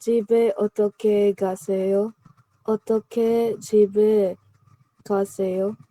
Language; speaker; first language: Korean; non-native, learner; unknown